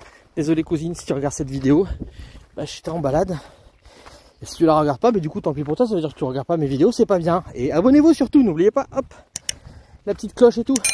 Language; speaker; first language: French; native; French